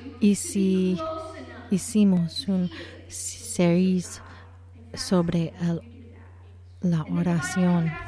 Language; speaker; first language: Spanish; non-native, learner; English